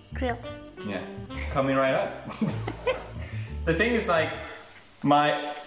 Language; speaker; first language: English; non-native, fluent; Swedish